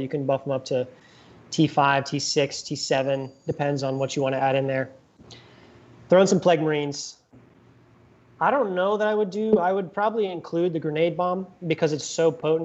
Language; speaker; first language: English; native; English